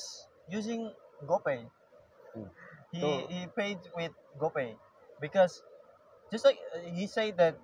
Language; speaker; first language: English; non-native, learner; Indonesian